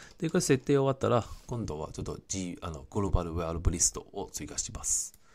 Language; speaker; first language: Japanese; non-native, fluent; Cantonese